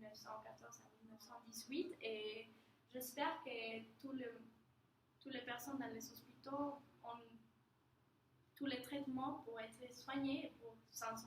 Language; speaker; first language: French; non-native, learner; Spanish